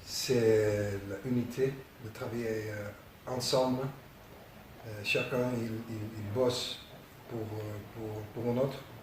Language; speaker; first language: French; non-native, learner; Dutch